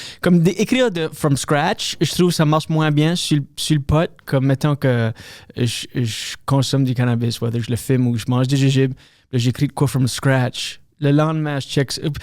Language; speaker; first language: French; native; French